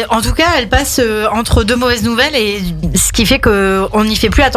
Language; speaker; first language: French; native; French